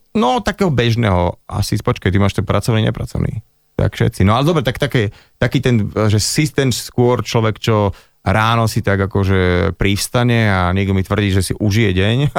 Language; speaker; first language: Slovak; native; Slovak